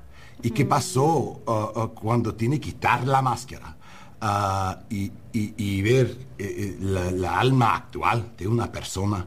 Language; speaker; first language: Spanish; non-native, learner; English